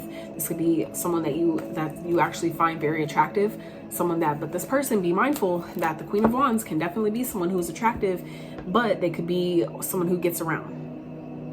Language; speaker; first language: English; native; English